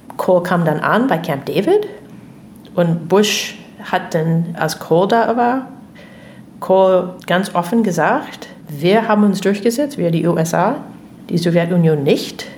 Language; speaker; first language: German; non-native, fluent; English